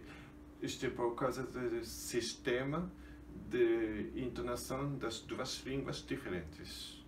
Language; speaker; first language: Portuguese; non-native, fluent; Japanese